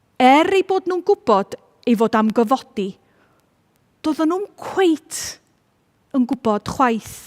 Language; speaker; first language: Welsh; native; Welsh